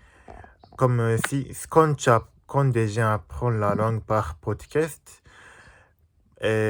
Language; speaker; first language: French; non-native, learner; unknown